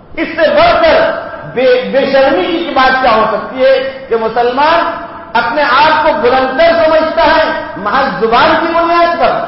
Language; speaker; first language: Urdu; native; Urdu